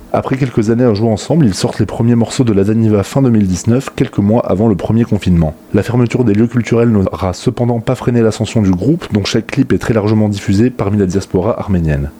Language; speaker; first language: French; native; French